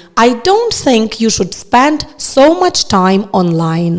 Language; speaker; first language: English; non-native, fluent; Ukrainian